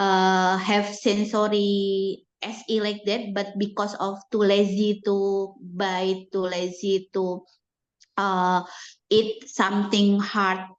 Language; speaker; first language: English; non-native, learner; Indonesian